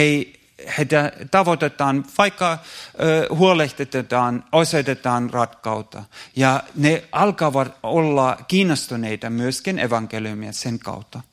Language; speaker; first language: Finnish; non-native, fluent; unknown